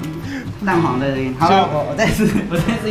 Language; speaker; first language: Chinese; native; Chinese